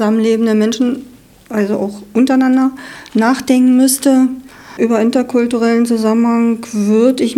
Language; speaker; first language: German; native; German